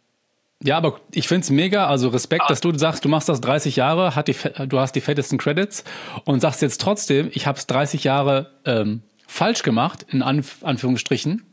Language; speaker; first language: German; native; German